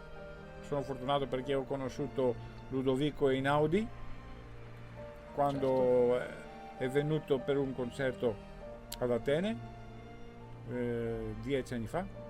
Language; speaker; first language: Italian; non-native, fluent; Greek